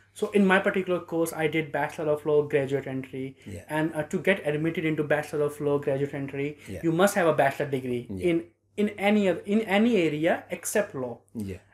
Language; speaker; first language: English; non-native, local second language; Nepali